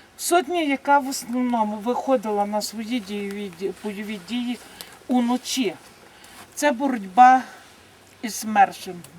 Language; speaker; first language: Ukrainian; native; Ukrainian